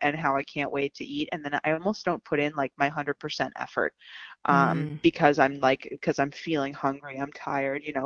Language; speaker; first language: English; native; English